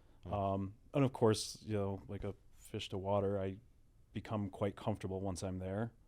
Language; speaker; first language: English; native; English